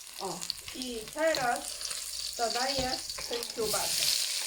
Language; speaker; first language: Polish; non-native, learner; Chinese